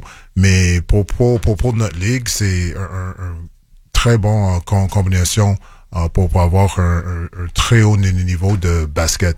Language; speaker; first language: French; non-native, local second language; English